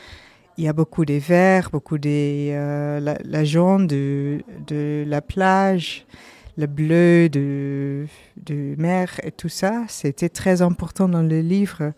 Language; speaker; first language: French; non-native, learner; Dutch